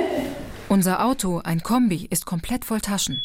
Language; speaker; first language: German; native; German